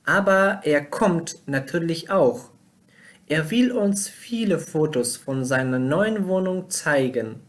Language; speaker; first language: German; non-native, learner; Pashto